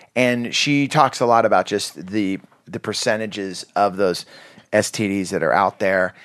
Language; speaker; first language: English; native; English